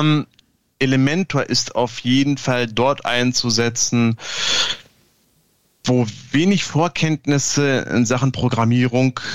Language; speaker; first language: German; native; German